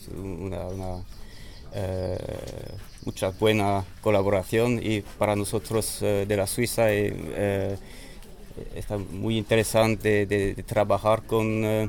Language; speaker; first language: Spanish; non-native, learner; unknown